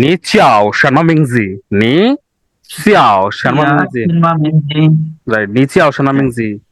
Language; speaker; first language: Chinese; non-native, learner; Bangla